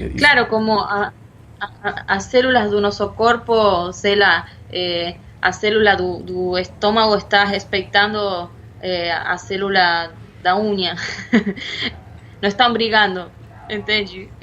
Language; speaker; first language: Portuguese; non-native, fluent; Spanish